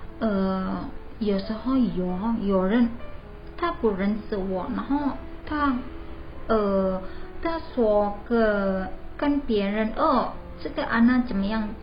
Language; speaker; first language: Chinese; non-native, learner; Indonesian